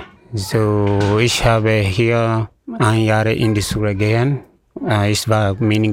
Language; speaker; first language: German; non-native, learner; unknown